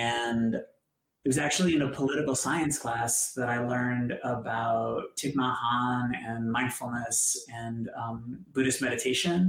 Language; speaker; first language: English; native; English